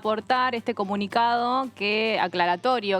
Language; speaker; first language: Spanish; native; Spanish